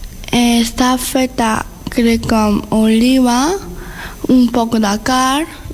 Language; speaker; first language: Catalan; non-native, learner; Spanish